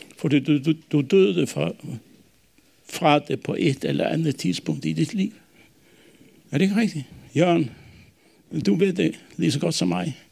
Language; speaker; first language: Danish; non-native, local second language; Faroese